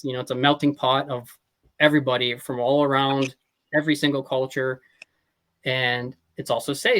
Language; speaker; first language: English; native; English